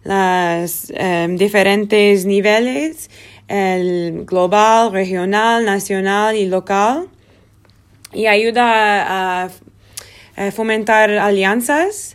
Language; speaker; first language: Spanish; non-native, learner; Portuguese